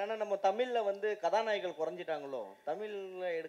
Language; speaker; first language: Tamil; native; Tamil